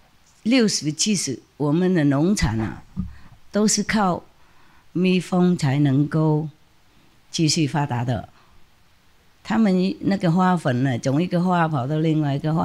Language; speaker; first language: Chinese; non-native, fluent; Vietnamese